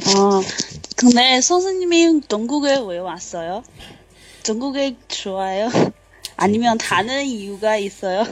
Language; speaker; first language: Korean; non-native, learner; Chinese